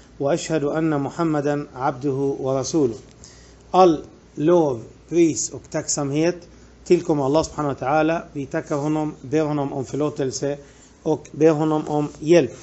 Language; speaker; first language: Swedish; non-native, fluent; Arabic